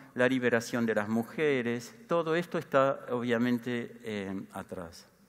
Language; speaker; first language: Spanish; non-native, fluent; French